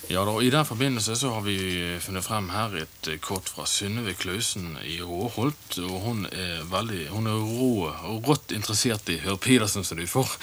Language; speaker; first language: Norwegian; native; Norwegian